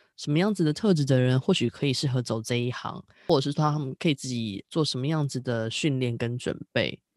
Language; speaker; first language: Chinese; native; Chinese